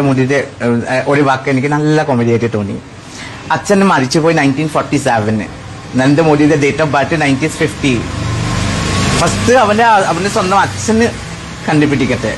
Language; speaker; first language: Malayalam; non-native, local second language; Assamese